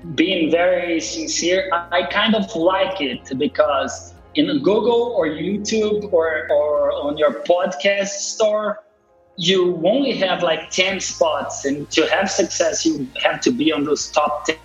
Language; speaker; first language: English; non-native, fluent; Portuguese